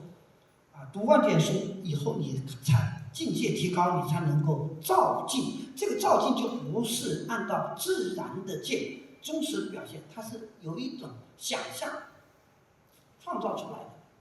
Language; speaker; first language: Chinese; native; Chinese